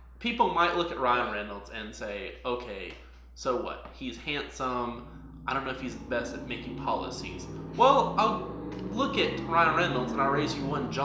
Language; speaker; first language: English; native; English